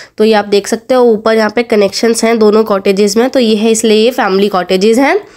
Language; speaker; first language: Hindi; native; Hindi